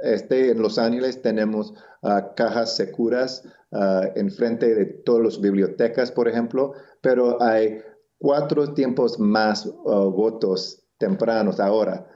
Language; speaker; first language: Spanish; non-native, local second language; English